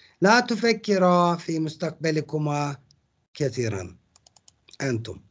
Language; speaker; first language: Arabic; non-native, fluent; Turkish